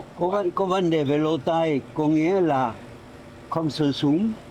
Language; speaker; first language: Vietnamese; non-native, fluent; French